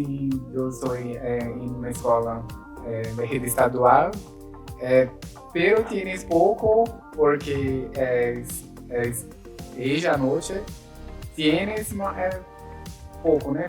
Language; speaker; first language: Spanish; non-native, learner; Portuguese